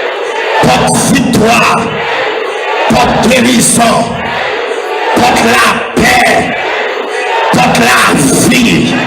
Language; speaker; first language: French; non-native, local second language; Haitian Creole